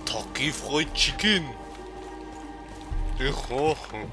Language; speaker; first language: German; non-native, learner; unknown